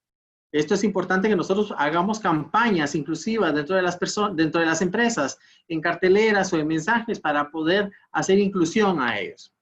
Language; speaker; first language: Spanish; native; Spanish